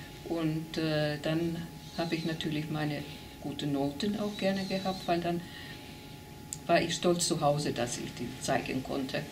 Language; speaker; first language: German; non-native, fluent; Finnish